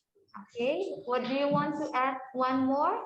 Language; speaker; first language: English; non-native, fluent; Indonesian